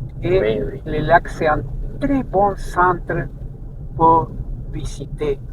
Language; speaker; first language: French; non-native, fluent; Spanish